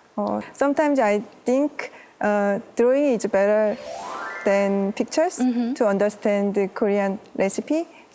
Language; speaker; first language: English; non-native, learner; Korean